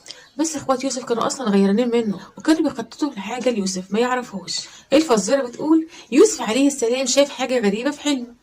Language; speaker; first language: Arabic; native; Arabic